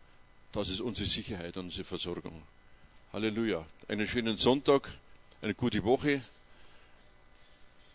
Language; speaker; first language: German; native; German